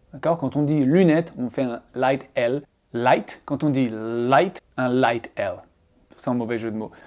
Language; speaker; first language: French; native; French